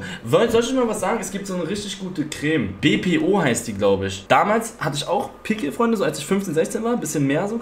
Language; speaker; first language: German; native; German